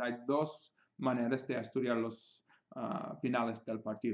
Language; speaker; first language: Spanish; non-native, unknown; English